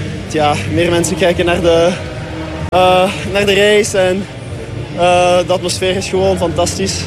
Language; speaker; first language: Dutch; non-native, local second language; French